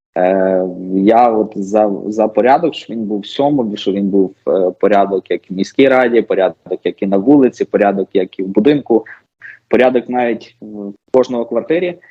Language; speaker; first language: Ukrainian; native; Ukrainian